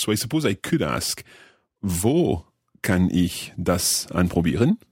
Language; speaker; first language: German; non-native, learner; English